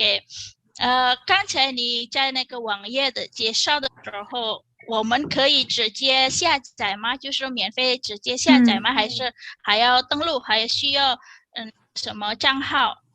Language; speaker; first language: Chinese; non-native, fluent; Indonesian